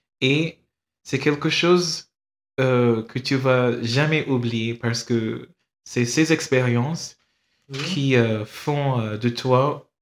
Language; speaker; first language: French; non-native, fluent; English